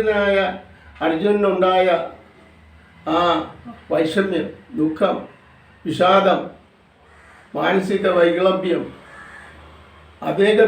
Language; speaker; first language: Malayalam; native; Malayalam